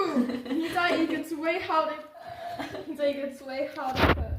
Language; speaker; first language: Chinese; non-native, learner; English